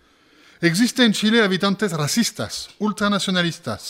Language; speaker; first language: Spanish; native; Spanish